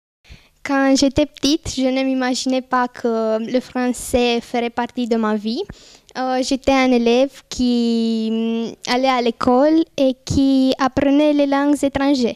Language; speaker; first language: French; non-native, fluent; Romanian